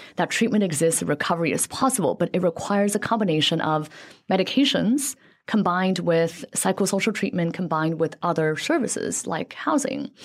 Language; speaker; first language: English; early bilingual, other home language; Chinese